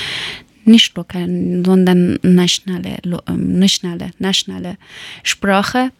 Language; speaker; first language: German; non-native, learner; Persian